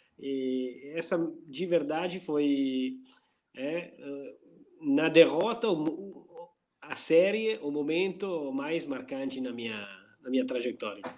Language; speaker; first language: Portuguese; non-native, fluent; Italian